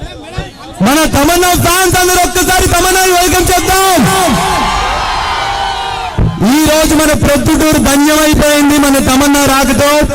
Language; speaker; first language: Telugu; native; Telugu